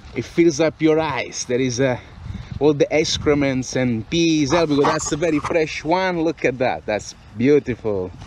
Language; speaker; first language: English; non-native, fluent; Italian